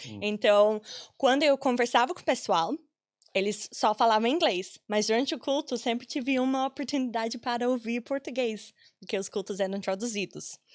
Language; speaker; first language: Portuguese; non-native, fluent; English